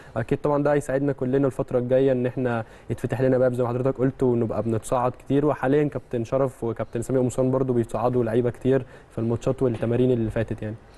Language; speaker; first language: Egyptian Arabic; native; Egyptian Arabic